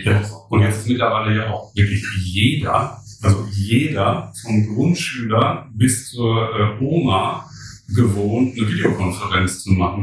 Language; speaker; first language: German; native; German